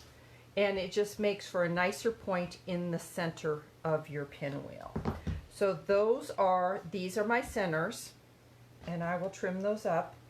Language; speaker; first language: English; native; English